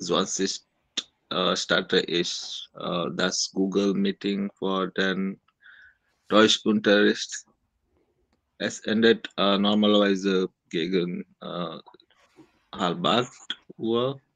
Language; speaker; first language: German; non-native, learner; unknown